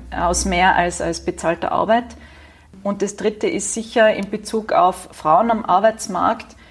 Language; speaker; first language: German; native; German